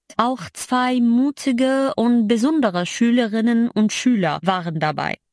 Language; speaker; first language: German; non-native, fluent; Arabic